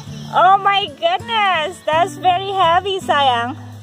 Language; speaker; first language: English; non-native, fluent; Indonesian